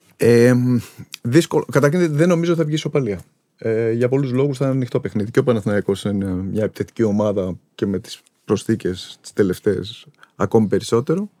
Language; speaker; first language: Greek; native; Greek